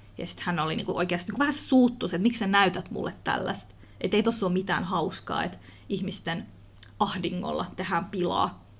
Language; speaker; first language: Finnish; early bilingual, other home language; Kurdish